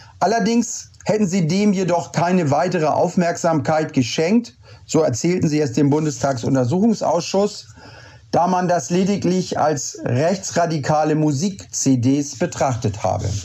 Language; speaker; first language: German; native; German